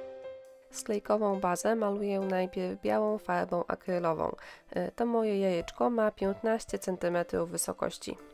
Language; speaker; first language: Polish; native; Polish